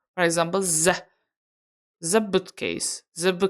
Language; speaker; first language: English; non-native, fluent; Azerbaijani